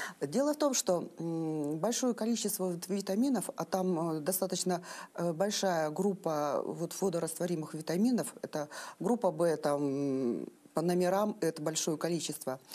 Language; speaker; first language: Russian; native; Russian